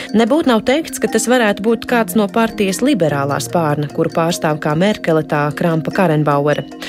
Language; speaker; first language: Latvian; native; Latvian